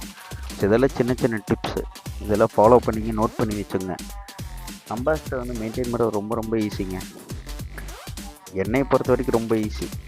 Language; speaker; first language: Tamil; native; Tamil